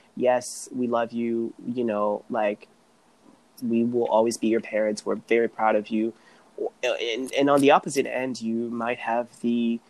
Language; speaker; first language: English; non-native, fluent; Rundi